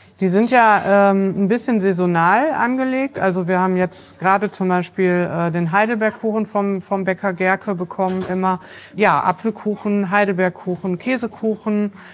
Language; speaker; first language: German; native; German